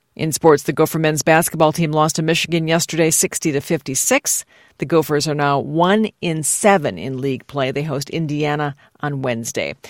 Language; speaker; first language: English; native; English